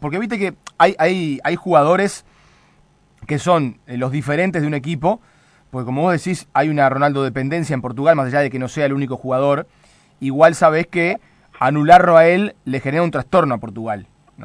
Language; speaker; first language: Spanish; native; Spanish